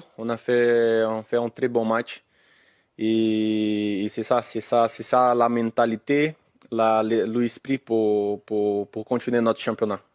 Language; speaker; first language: French; non-native, learner; Portuguese